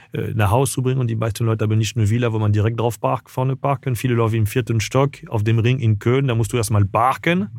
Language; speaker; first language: German; non-native, fluent; French